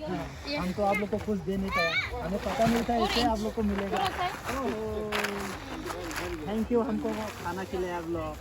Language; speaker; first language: Hindi; non-native, local second language; Bodo